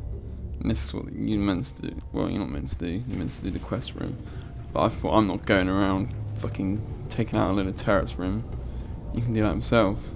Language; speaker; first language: English; native; English